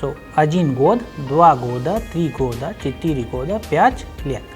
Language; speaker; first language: Russian; non-native, fluent; Hindi